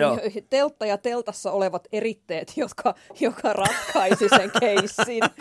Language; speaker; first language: Finnish; native; Finnish